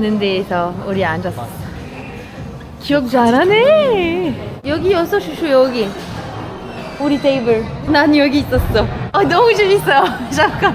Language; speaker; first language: Korean; non-native, fluent; French